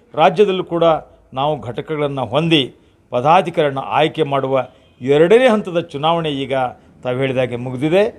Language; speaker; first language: Kannada; native; Kannada